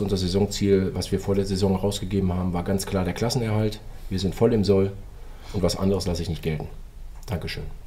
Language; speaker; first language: German; native; German